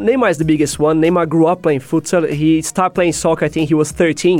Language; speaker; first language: English; non-native, fluent; Portuguese